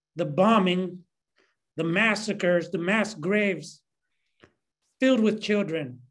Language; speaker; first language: English; early bilingual, other home language; Spanish